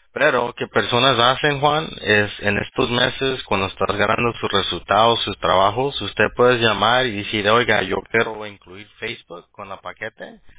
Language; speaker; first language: Spanish; early bilingual, heritage; Spanish